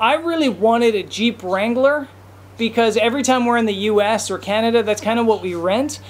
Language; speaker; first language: English; native; English